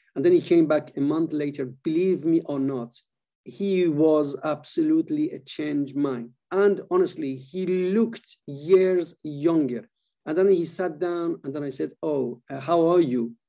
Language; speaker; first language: English; non-native, fluent; Persian